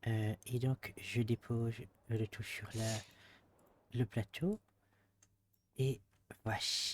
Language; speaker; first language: French; native; French